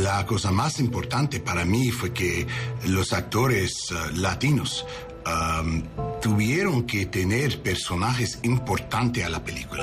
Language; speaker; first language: Spanish; non-native, learner; English